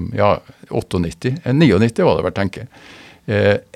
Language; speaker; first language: Norwegian; native; Norwegian